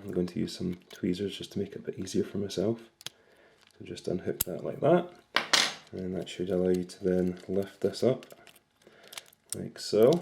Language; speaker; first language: English; native; English